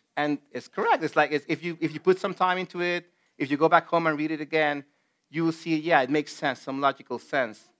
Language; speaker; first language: English; non-native, fluent; Spanish